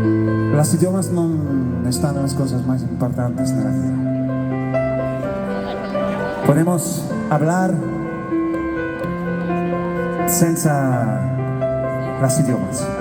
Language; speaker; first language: Spanish; non-native, learner; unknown